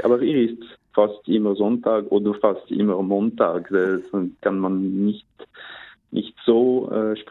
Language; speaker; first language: German; non-native, local second language; French